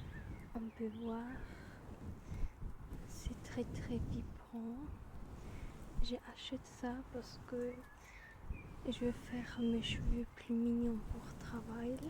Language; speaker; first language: French; non-native, learner; German